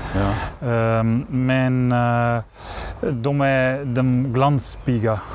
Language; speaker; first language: Swedish; non-native, learner; Dutch